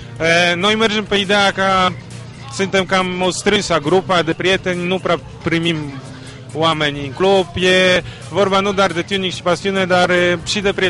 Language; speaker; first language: Romanian; non-native, fluent; Polish